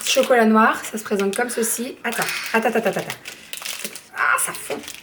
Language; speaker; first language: French; native; French